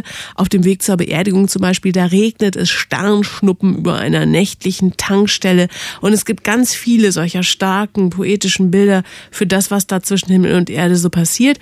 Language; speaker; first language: German; native; German